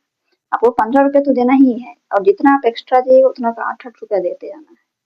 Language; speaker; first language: Hindi; native; Hindi